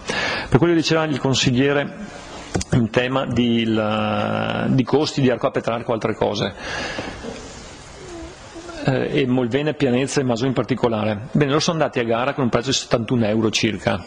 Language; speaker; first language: Italian; native; Italian